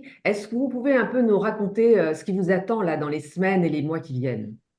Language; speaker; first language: French; native; French